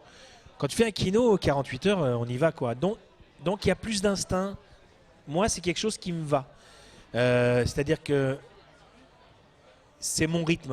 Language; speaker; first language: French; native; French